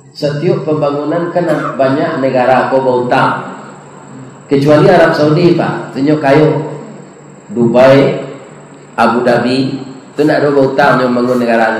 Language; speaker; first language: Malay; non-native, local second language; Minangkabau